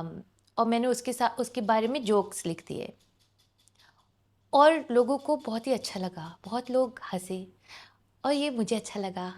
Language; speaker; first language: Hindi; non-native, local second language; English